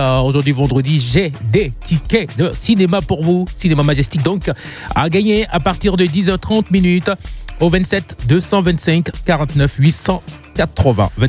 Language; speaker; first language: French; native; French